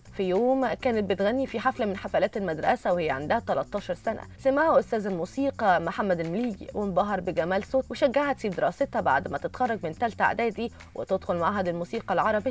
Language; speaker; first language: Arabic; native; Arabic